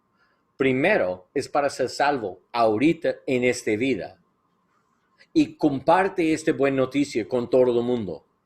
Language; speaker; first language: Spanish; non-native, learner; English